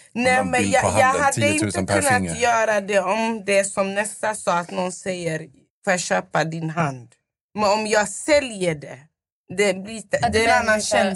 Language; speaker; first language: Swedish; non-native, local second language; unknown